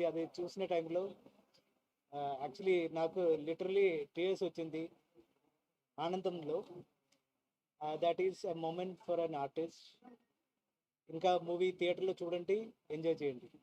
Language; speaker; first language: Telugu; non-native, fluent; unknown